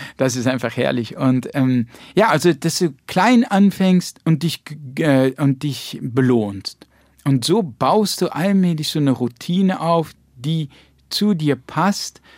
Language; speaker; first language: German; early bilingual, heritage; German